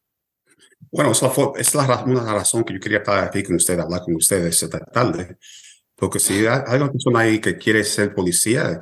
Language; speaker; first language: Spanish; early bilingual, heritage; Spanish